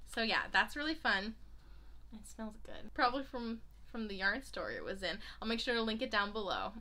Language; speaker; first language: English; native; English